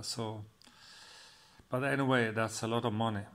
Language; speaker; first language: English; non-native, fluent; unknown